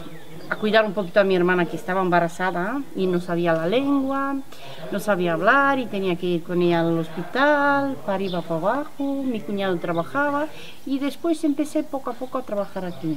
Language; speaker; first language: Spanish; non-native, fluent; Romanian